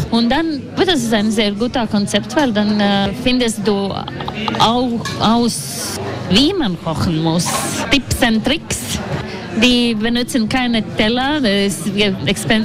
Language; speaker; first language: German; non-native, learner; Latvian